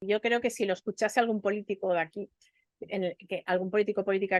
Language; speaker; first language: Spanish; native; Spanish